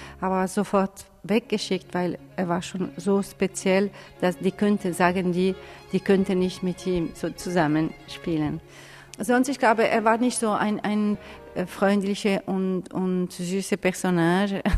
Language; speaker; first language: German; non-native, fluent; Italian